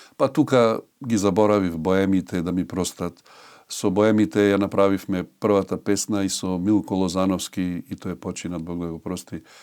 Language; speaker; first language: Macedonian; native; Macedonian